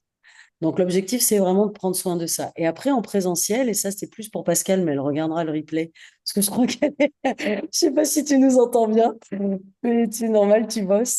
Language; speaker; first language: French; native; French